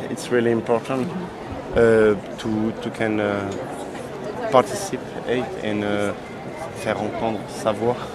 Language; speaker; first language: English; non-native, learner; French